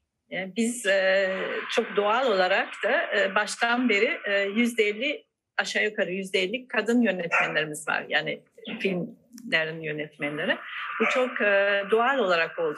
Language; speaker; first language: Turkish; non-native, fluent; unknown